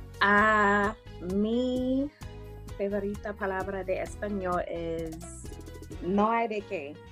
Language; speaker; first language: Spanish; early bilingual, heritage; English